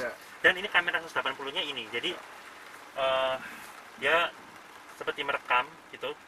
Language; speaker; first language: Indonesian; native; Indonesian